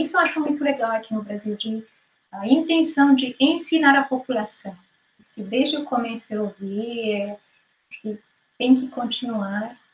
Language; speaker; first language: Portuguese; non-native, fluent; Hungarian